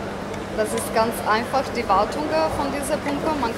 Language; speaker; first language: German; non-native, fluent; Italian